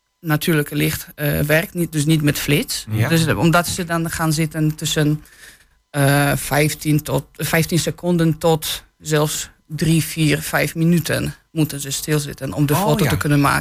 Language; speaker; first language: Dutch; non-native, fluent; Polish